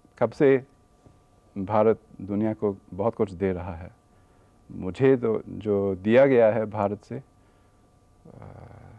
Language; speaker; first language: Hindi; non-native, fluent; English